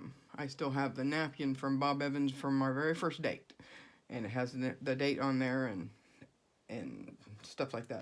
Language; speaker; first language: English; native; English